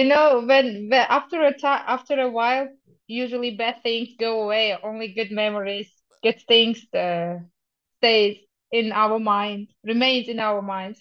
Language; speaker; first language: English; non-native, fluent; Tajik